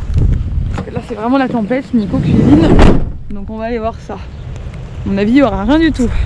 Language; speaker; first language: French; native; French